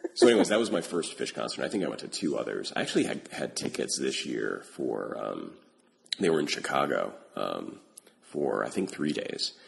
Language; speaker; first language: English; native; English